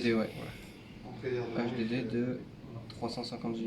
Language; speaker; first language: French; native; French